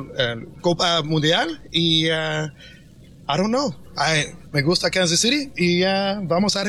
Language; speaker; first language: Spanish; non-native, learner; English